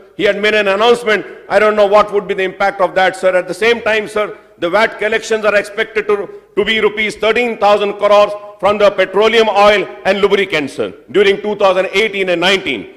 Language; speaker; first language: English; non-native, local second language; Urdu